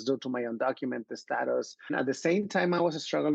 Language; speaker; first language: English; non-native, fluent; Spanish